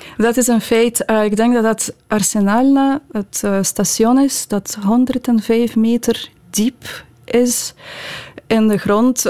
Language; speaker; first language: Dutch; non-native, fluent; Ukrainian